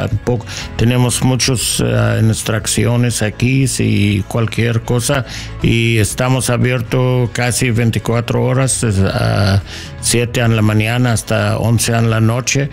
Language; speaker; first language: Spanish; non-native, learner; English